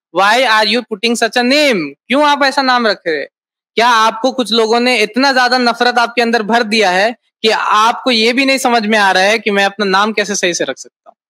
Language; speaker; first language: Hindi; native; Hindi